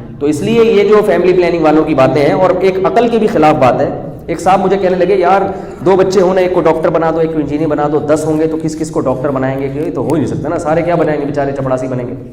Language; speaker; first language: Urdu; native; Urdu